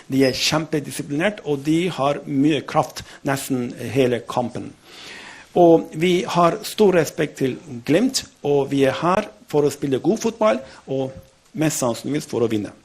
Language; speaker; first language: Norwegian; non-native, fluent; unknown